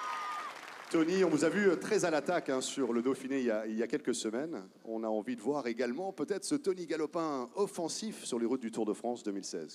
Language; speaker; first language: French; native; French